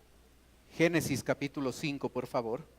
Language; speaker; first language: Spanish; native; Spanish